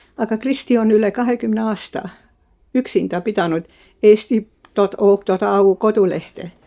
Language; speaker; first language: Estonian; early bilingual, heritage; Estonian